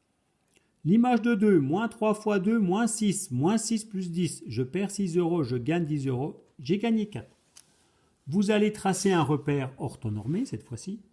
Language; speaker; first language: French; native; French